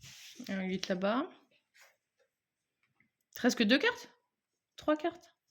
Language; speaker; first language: French; native; French